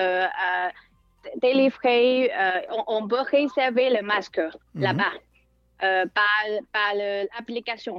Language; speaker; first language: French; non-native, fluent; Chinese